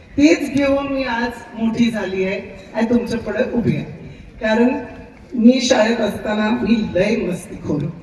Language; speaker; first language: Marathi; non-native, local second language; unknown